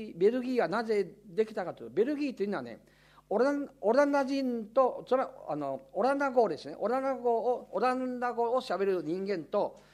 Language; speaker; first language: Japanese; non-native, fluent; Chinese